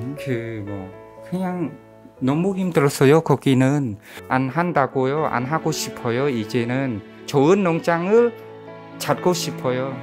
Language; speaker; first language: Korean; non-native, learner; Khmer